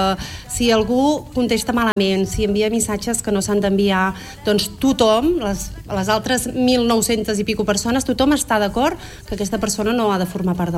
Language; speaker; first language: Catalan; native; Catalan